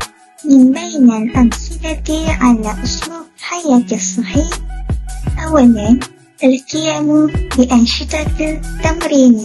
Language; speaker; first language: Arabic; non-native, learner; Malay